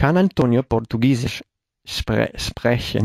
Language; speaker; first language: German; non-native, learner; Spanish